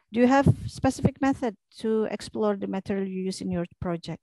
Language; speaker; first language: English; non-native, fluent; Indonesian